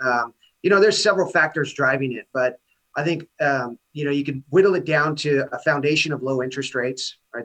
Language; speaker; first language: English; native; English